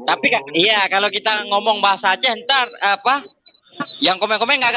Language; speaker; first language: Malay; non-native, local second language; Achinese